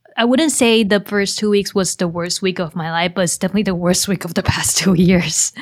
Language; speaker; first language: English; non-native, fluent; Chinese